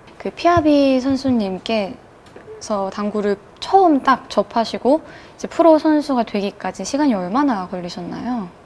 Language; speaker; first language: Korean; native; Korean